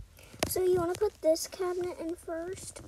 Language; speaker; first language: English; native; English